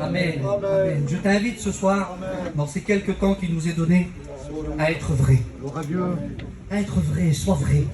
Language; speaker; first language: French; native; French